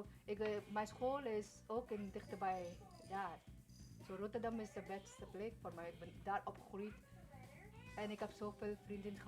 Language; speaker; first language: Dutch; early bilingual, other home language; Persian